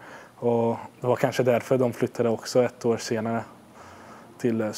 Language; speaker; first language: Swedish; non-native, fluent; Hungarian